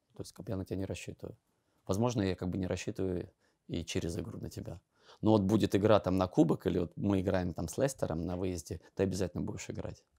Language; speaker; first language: Russian; native; Russian